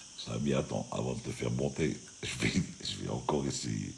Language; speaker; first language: French; non-native, local second language; Arabic